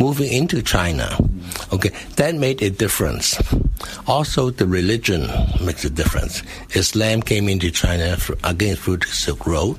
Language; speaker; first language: English; non-native, local second language; Cantonese